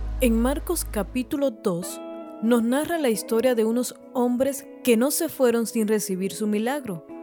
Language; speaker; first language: Spanish; native; Spanish